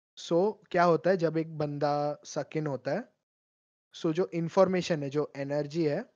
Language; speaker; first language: Hindi; non-native, local second language; Malayalam